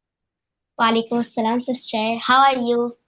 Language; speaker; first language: English; non-native, learner; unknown